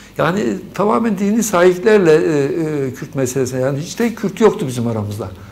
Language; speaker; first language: Turkish; early bilingual, other home language; Uzbek